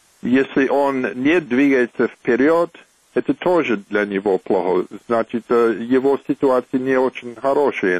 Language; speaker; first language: Russian; non-native, fluent; English